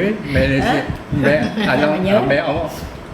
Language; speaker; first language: French; non-native, local second language; Vietnamese